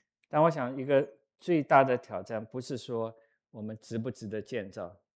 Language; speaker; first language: Chinese; native; Chinese